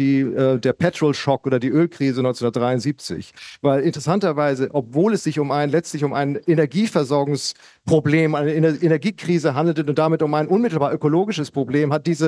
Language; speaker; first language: German; native; German